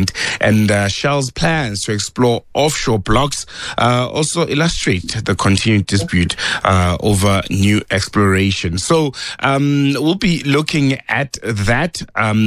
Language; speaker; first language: English; non-native, local second language; Northern Sotho